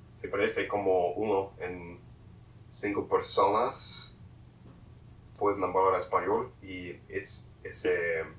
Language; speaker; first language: Spanish; non-native, learner; English